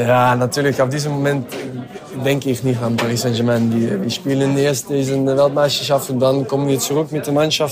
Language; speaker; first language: German; non-native, learner; French